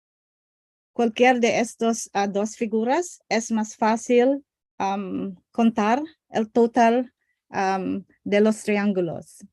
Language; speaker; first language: Spanish; non-native, learner; English